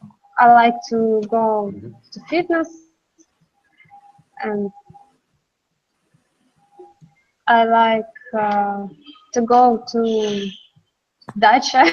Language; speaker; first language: English; non-native, learner; Russian